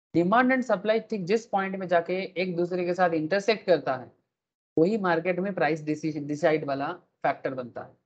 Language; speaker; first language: Hindi; non-native, local second language; Bangla